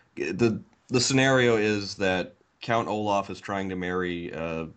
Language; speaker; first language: English; native; English